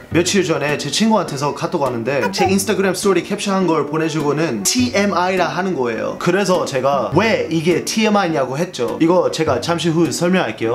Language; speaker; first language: Korean; non-native, fluent; English